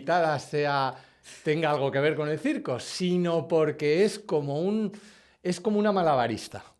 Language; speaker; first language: Spanish; native; Spanish